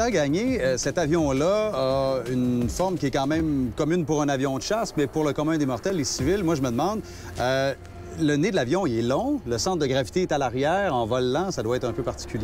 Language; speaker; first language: French; native; French